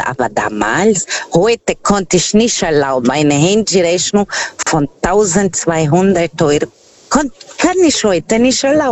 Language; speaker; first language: German; non-native, fluent; Portuguese